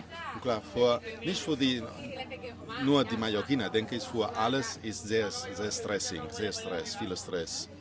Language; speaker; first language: German; non-native, learner; Spanish